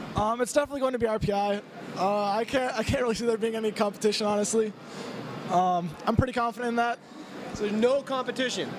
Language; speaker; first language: English; native; English